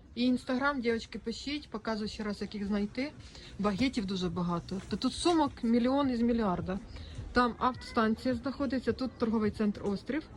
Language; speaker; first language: Ukrainian; native; Ukrainian